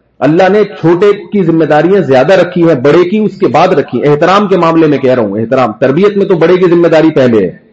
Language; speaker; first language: Urdu; native; Urdu